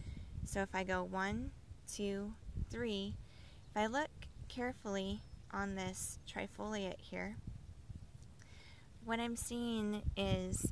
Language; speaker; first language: English; native; English